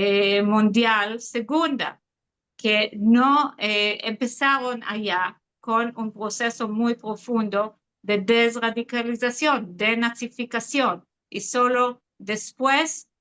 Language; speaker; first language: Spanish; non-native, fluent; Hebrew